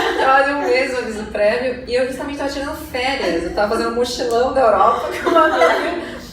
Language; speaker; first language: Portuguese; native; Portuguese